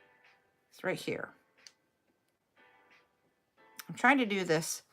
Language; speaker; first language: English; native; English